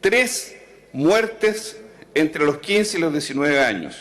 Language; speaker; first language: Spanish; native; Spanish